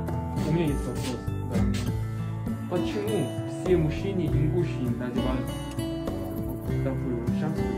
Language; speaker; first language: Russian; non-native, learner; Korean